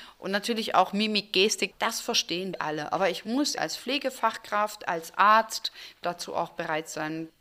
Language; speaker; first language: German; early bilingual, other home language; Turkish